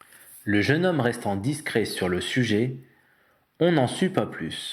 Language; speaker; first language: French; native; French